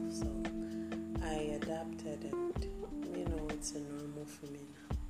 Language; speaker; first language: English; non-native, fluent; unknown